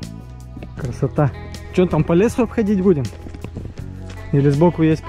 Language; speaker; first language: Russian; native; Russian